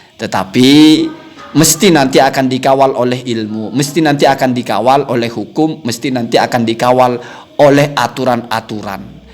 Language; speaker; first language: Indonesian; non-native, local second language; Madurese